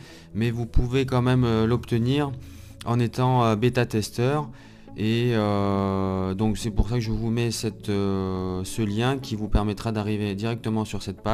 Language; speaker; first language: French; native; French